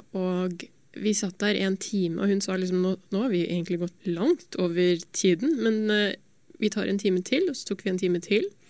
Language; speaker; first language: Norwegian; native; Norwegian